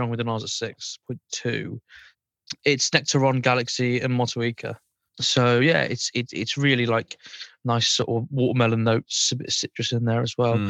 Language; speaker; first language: English; native; English